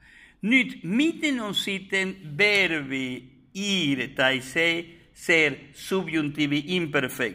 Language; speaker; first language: Finnish; non-native, fluent; Spanish